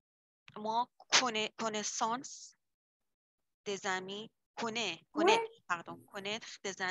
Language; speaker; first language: French; non-native, learner; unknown